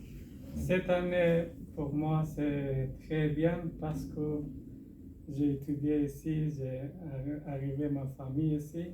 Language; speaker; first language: French; non-native, learner; Persian